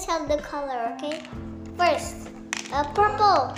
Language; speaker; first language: English; non-native, learner; Indonesian